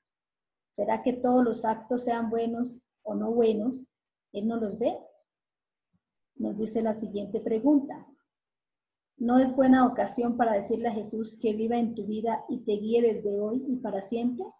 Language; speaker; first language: Spanish; native; Spanish